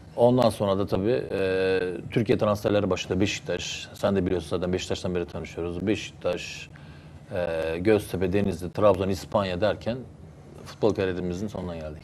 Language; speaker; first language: Turkish; early bilingual, heritage; Turkish